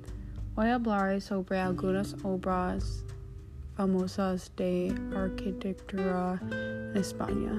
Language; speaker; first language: Spanish; non-native, learner; English